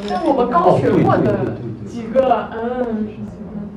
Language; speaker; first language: Chinese; native; Chinese